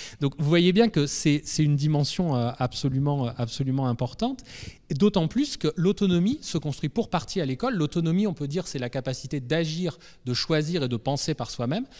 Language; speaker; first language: French; native; French